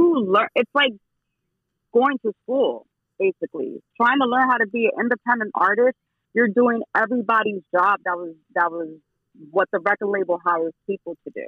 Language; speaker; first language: English; native; English